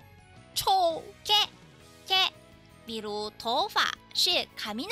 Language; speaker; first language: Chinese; non-native, fluent; Japanese